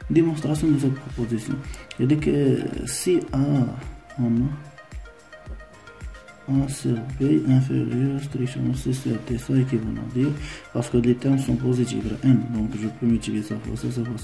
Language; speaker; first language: French; non-native, local second language; Arabic